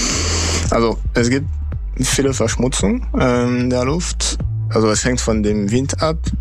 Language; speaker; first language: German; non-native, fluent; French